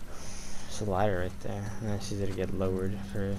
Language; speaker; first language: English; native; English